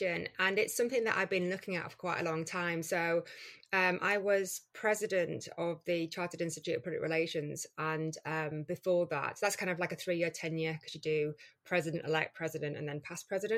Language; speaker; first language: English; native; English